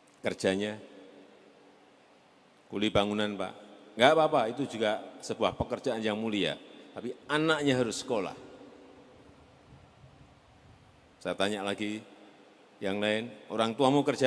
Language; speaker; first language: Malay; non-native, local second language; Javanese